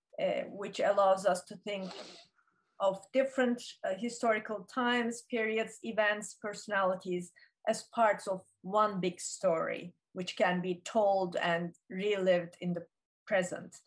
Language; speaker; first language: English; non-native, fluent; Turkish